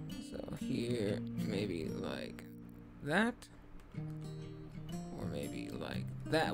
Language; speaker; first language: English; native; English